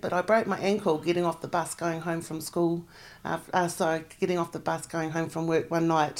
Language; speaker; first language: English; native; English